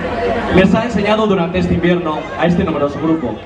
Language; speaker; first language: Spanish; native; Spanish